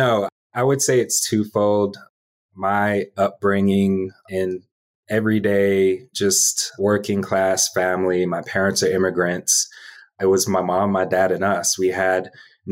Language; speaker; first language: English; native; English